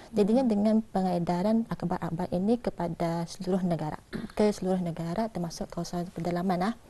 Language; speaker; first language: Malay; non-native, local second language; Iban